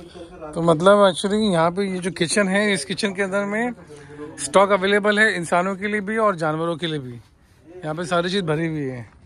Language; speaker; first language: Hindi; native; Hindi